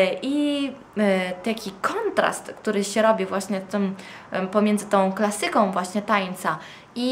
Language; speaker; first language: Polish; non-native, fluent; Italian